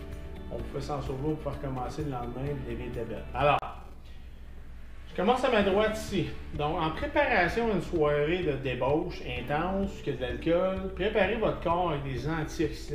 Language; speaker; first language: French; native; French